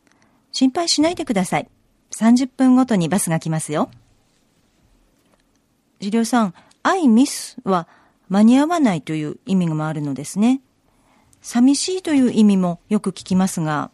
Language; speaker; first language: Japanese; native; Japanese